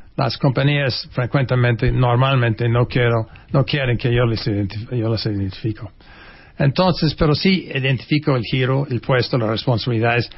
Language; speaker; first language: Spanish; non-native, fluent; English